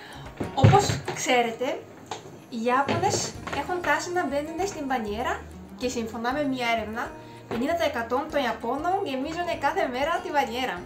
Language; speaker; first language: Greek; non-native, fluent; Japanese